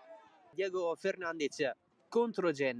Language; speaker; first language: Italian; native; Italian